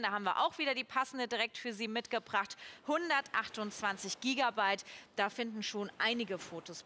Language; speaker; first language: German; native; German